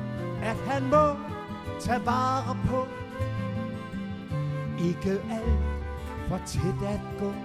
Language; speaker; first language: Danish; native; Danish